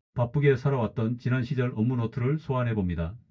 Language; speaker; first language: Korean; native; Korean